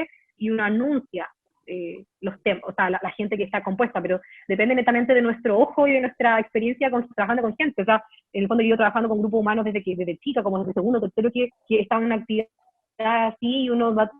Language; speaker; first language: Spanish; native; Spanish